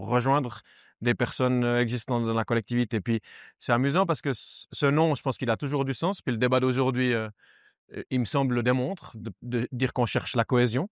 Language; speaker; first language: French; native; French